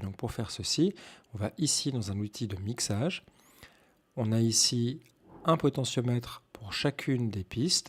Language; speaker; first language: French; native; French